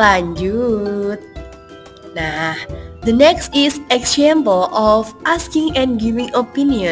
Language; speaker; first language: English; non-native, learner; Indonesian